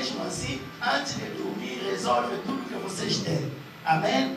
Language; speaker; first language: Portuguese; native; Portuguese